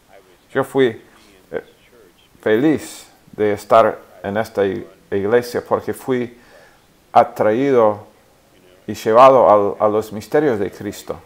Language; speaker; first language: Spanish; non-native, fluent; English